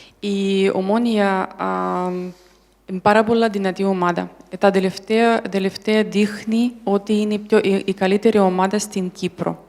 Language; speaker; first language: Greek; non-native, learner; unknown